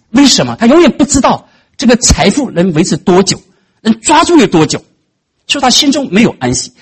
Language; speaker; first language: Chinese; native; Chinese